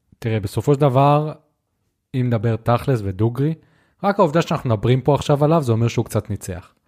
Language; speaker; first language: Hebrew; early bilingual, heritage; Hebrew